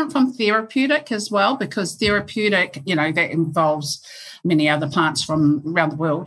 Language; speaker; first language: English; native; English